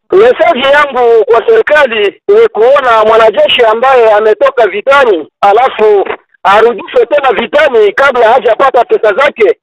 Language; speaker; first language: Swahili; native; Swahili